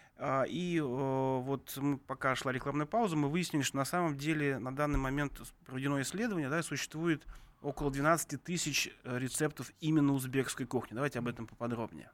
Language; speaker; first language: Russian; native; Russian